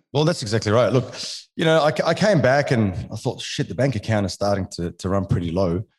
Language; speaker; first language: English; non-native, fluent; French